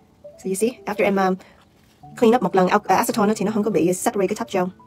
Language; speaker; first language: Vietnamese; early bilingual, heritage; Vietnamese